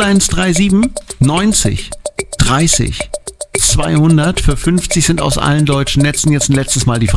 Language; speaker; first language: German; native; German